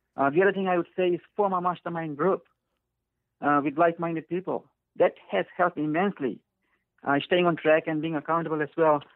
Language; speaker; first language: English; non-native, fluent; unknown